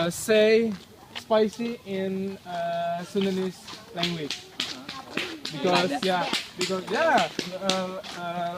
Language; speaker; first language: English; non-native, learner; Indonesian